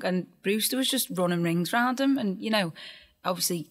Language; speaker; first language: English; native; English